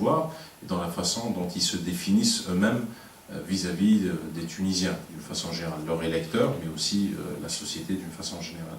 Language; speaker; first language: French; non-native, local second language; Arabic